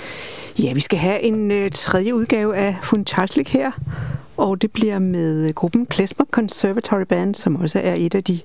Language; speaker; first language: Danish; native; Danish